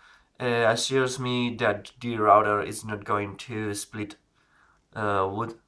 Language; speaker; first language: English; non-native, learner; Spanish